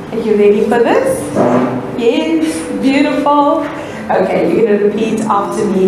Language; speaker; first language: English; native; English